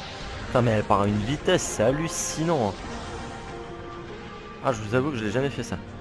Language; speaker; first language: French; native; French